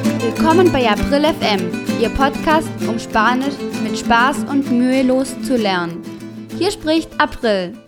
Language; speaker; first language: German; non-native, fluent; Spanish